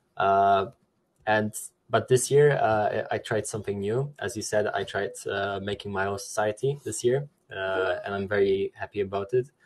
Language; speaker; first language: English; non-native, fluent; Polish